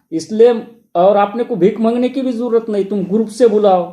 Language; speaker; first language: Hindi; non-native, local second language; Marathi